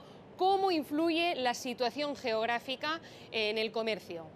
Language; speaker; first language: Spanish; native; Spanish